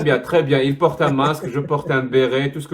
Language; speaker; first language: French; native; French